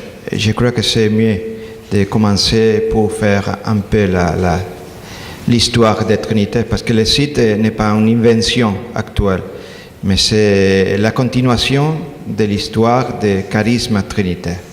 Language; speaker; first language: French; non-native, learner; Spanish